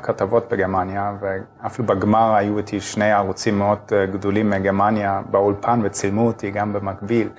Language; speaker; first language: Hebrew; non-native, fluent; German